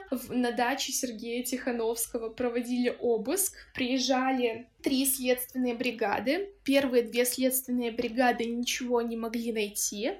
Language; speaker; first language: Russian; native; Russian